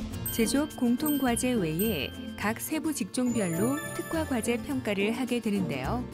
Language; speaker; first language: Korean; native; Korean